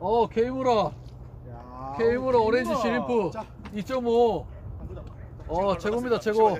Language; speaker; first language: Korean; native; Korean